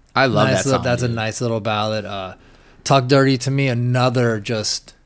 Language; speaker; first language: English; native; English